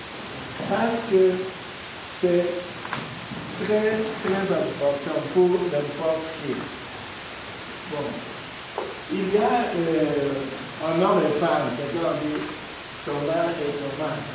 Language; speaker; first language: French; non-native, learner; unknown